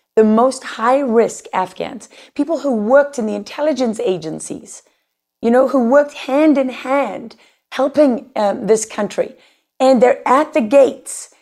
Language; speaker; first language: English; native; English